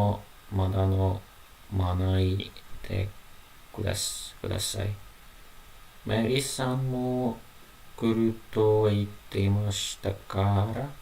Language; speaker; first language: Japanese; non-native, learner; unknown